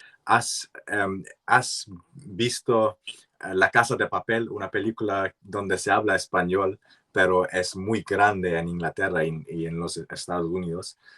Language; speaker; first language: Spanish; non-native, learner; English